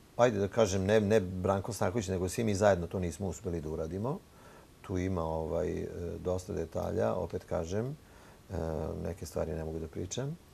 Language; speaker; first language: Serbian; native; Serbian